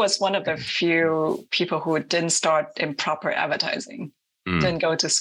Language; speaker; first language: English; non-native, local second language; Cantonese